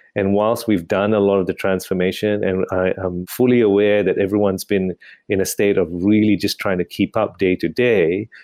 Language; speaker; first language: English; non-native, local second language; Tamil